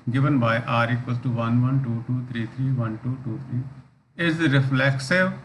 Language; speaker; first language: English; non-native, local second language; Punjabi